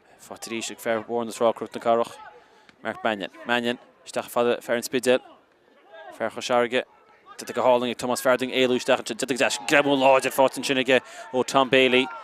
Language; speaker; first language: Irish; native; Irish